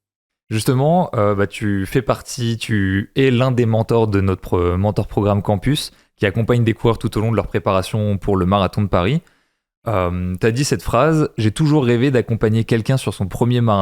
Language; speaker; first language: French; native; French